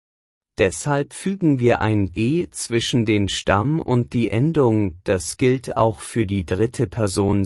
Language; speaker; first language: German; non-native, fluent; Persian